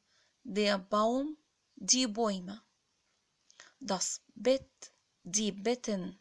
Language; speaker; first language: German; non-native, fluent; Arabic